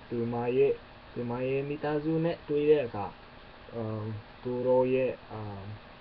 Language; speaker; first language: Burmese; non-native, learner; English